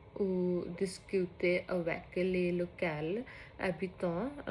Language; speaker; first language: French; non-native, learner; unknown